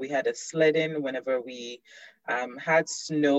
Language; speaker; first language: English; non-native, local second language; Yoruba